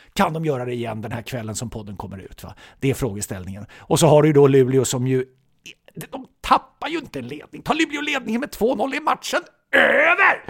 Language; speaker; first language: Swedish; native; Swedish